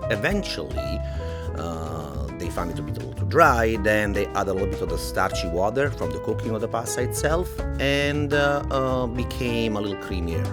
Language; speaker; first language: English; non-native, fluent; Italian